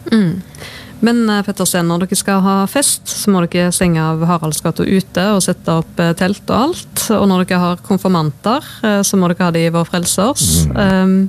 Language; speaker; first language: Norwegian; native; Norwegian